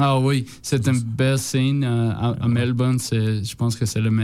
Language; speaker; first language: French; non-native, learner; English